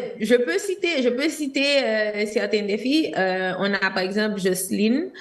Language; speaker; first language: French; non-native, local second language; Haitian Creole